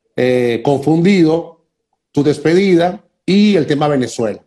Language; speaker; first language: Spanish; native; Spanish